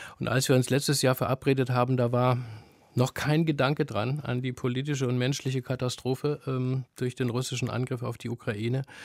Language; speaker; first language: German; native; German